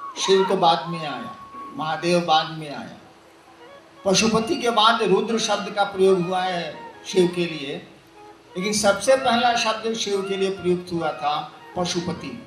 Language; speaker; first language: Hindi; native; Hindi